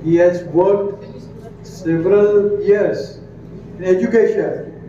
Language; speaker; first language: English; non-native, local second language; Marathi